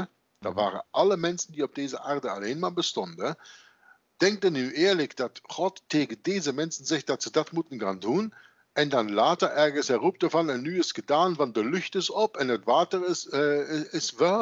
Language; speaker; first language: Dutch; non-native, fluent; German